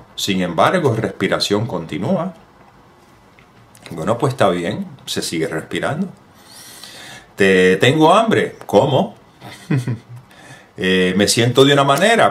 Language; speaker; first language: Spanish; native; Spanish